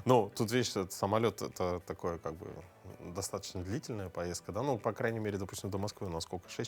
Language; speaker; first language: Russian; native; Russian